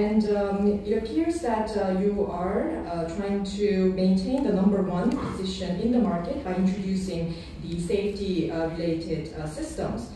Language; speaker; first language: English; non-native, fluent; Korean